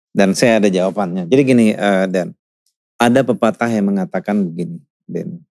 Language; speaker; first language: Indonesian; native; Indonesian